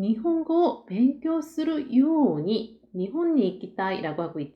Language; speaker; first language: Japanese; non-native, fluent; Korean